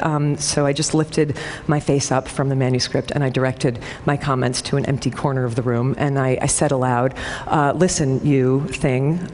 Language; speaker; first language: English; native; English